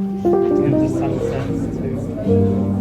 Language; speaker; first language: English; non-native, learner; French